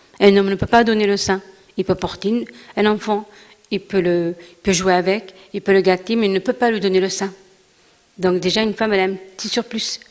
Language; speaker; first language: French; non-native, local second language; Arabic